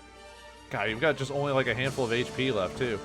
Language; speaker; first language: English; native; English